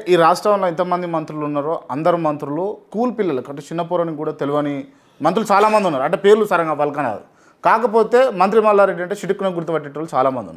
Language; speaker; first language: Telugu; native; Telugu